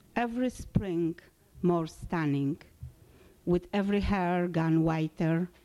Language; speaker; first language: English; non-native, fluent; Polish